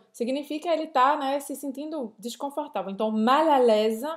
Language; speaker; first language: Portuguese; native; Portuguese